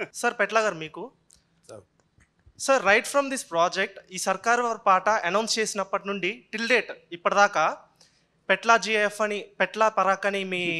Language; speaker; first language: Telugu; native; Telugu